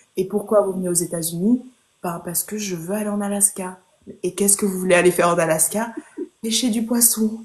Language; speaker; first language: French; early bilingual, other home language; Haitian Creole